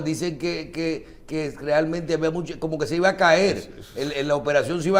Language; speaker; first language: Spanish; native; Spanish